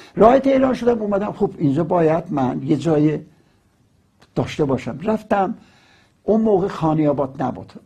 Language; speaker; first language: Persian; non-native, local second language; Azerbaijani